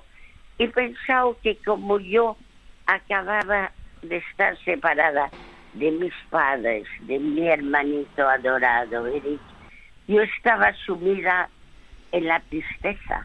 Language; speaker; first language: Spanish; early bilingual, other home language; French